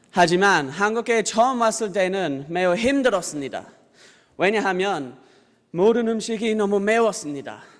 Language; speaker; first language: Korean; non-native, fluent; English